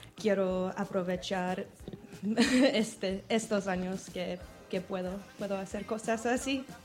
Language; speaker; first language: Spanish; non-native, learner; English